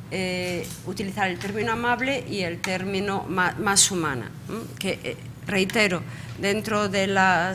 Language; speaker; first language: Spanish; native; Spanish